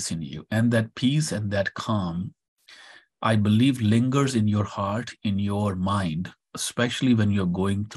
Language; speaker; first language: English; non-native, local second language; Punjabi